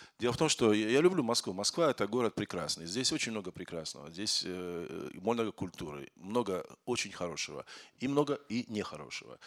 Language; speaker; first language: Russian; native; Russian